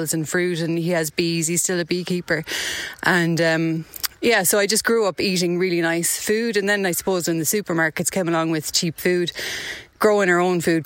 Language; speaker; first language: English; native; English